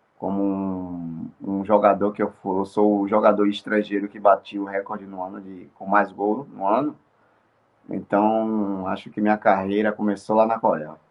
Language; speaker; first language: Portuguese; native; Portuguese